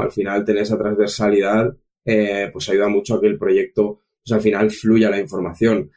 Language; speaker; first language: Spanish; native; Spanish